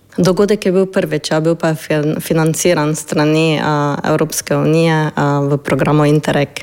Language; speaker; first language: Slovenian; native; Slovenian